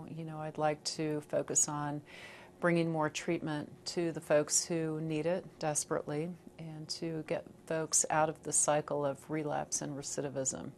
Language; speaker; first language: English; native; English